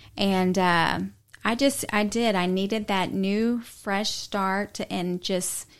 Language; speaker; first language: English; native; English